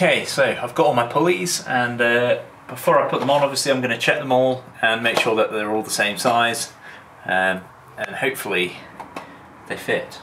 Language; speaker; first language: English; native; English